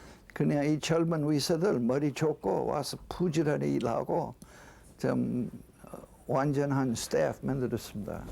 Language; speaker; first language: Korean; non-native, learner; English